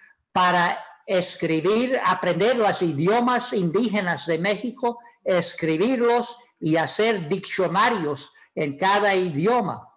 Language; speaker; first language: Spanish; non-native, fluent; English